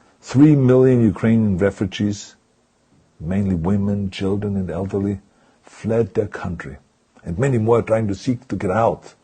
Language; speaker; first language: English; non-native, fluent; German